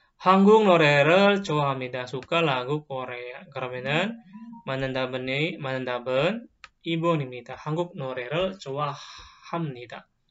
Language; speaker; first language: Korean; non-native, fluent; Indonesian